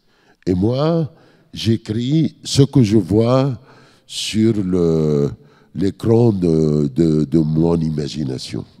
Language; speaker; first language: French; non-native, fluent; Arabic